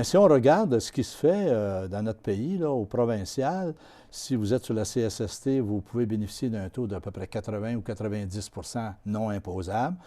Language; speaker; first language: French; native; French